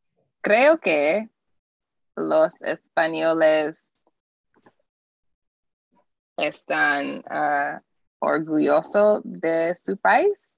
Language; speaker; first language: Spanish; non-native, learner; English